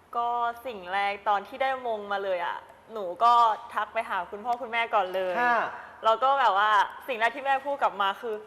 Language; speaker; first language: Thai; native; Thai